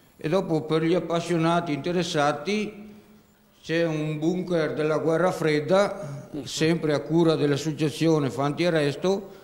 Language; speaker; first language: Italian; native; Italian